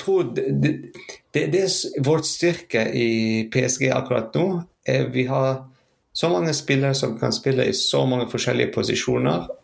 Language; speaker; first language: Norwegian; non-native, fluent; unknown